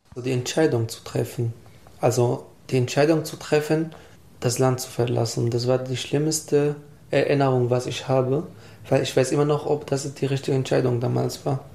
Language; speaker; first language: German; non-native, fluent; Arabic